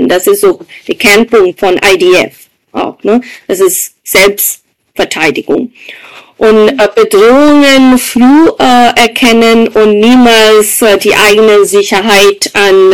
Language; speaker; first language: German; non-native, fluent; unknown